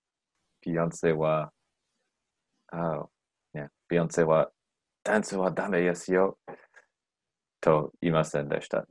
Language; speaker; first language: Japanese; non-native, learner; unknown